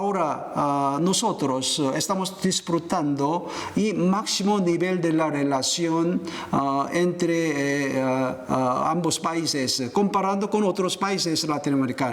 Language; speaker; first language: Spanish; non-native, fluent; Korean